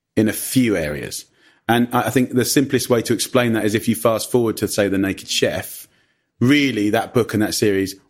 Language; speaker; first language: English; native; English